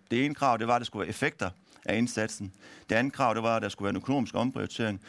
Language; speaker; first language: Danish; early bilingual, other home language; Turkish